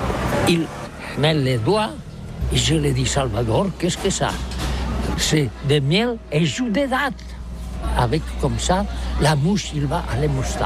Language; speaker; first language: French; non-native, learner; Catalan